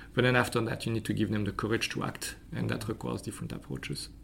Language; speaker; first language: English; non-native, fluent; French